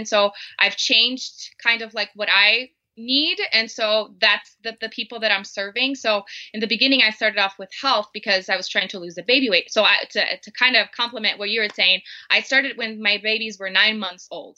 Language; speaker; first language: English; non-native, fluent; Portuguese